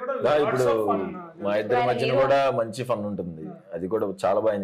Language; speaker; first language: Telugu; native; Telugu